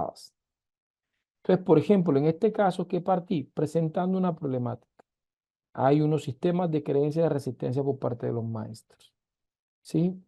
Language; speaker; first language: Spanish; native; Spanish